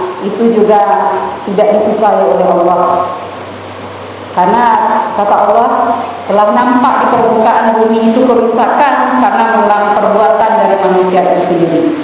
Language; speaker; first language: Indonesian; native; Indonesian